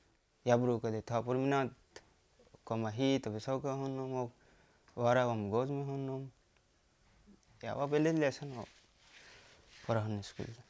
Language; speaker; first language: Swedish; non-native, learner; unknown